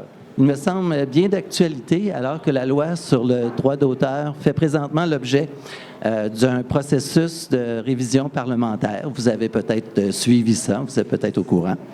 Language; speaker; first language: French; native; French